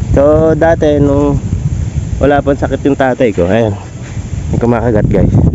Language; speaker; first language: Filipino; native; Filipino